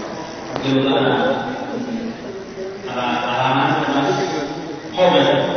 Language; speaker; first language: Spanish; non-native, fluent; Persian